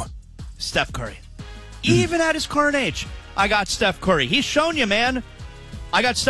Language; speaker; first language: English; native; English